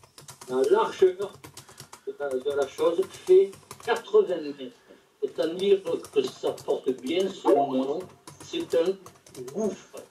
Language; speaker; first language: French; native; French